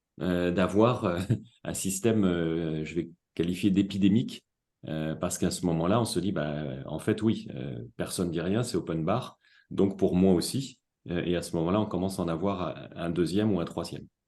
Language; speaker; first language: French; native; French